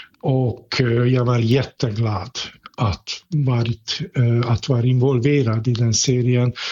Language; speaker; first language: Swedish; non-native, fluent; Hungarian